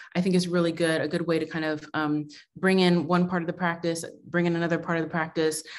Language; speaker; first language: English; native; English